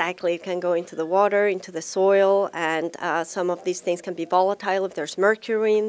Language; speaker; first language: English; native; English